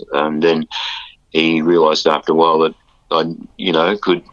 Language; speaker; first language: English; native; English